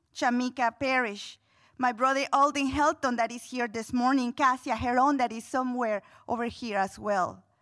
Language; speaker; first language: English; non-native, fluent; Spanish